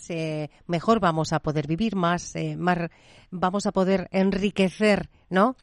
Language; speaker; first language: Spanish; native; Spanish